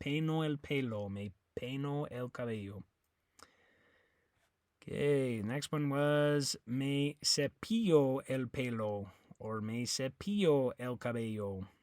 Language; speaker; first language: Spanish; non-native, fluent; English